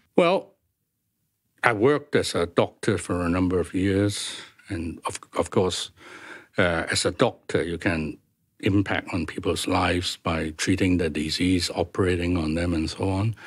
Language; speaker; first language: English; non-native, local second language; Cantonese